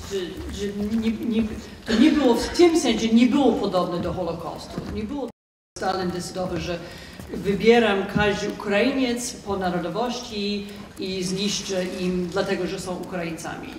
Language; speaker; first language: Polish; non-native, fluent; English